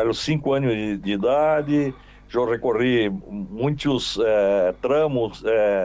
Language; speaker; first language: Spanish; non-native, learner; Portuguese